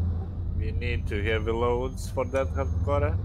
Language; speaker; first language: English; non-native, learner; Lithuanian